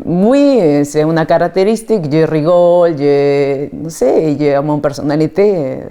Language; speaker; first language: French; non-native, fluent; Spanish